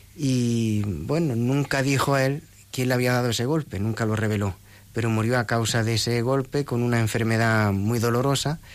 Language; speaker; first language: Spanish; native; Spanish